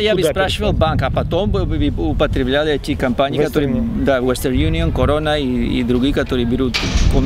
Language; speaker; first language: Russian; non-native, learner; Spanish